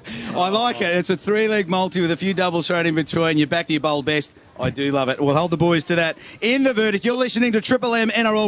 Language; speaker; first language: English; native; English